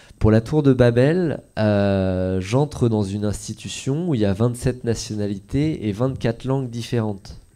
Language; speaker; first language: French; native; French